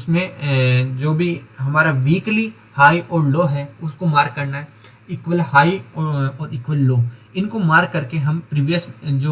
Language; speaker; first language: Hindi; native; Hindi